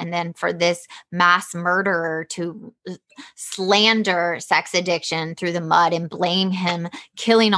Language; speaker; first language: English; native; English